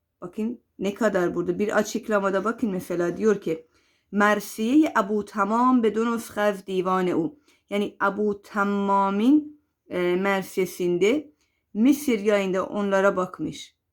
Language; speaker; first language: Turkish; non-native, fluent; Persian